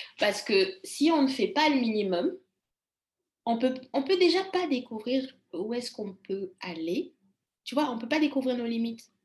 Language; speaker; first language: French; non-native, local second language; Lingala